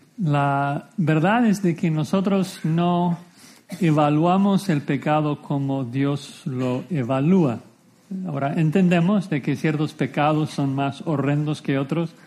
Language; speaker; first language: Spanish; non-native, fluent; English